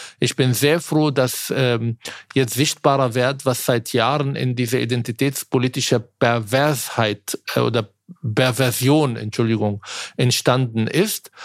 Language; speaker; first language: German; non-native, fluent; Arabic